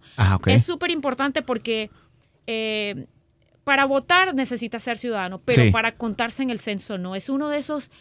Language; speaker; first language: Spanish; native; Spanish